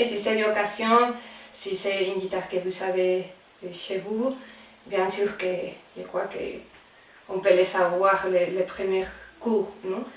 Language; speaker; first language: French; non-native, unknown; Spanish